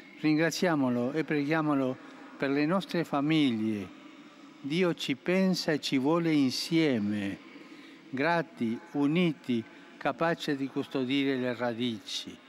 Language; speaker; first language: Italian; non-native, fluent; Spanish